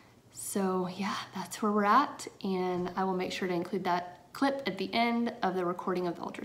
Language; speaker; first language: English; native; English